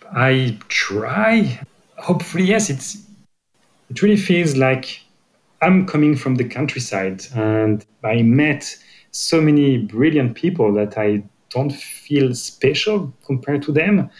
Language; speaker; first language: English; non-native, fluent; French